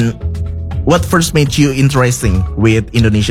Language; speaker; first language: English; non-native, local second language; Indonesian